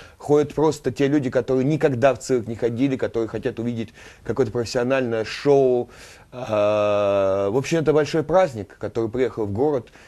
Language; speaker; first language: Russian; native; Russian